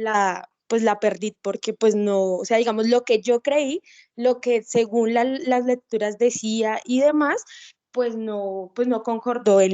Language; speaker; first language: Spanish; native; Spanish